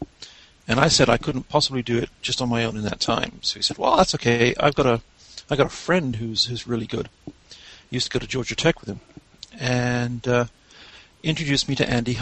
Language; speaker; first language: English; native; English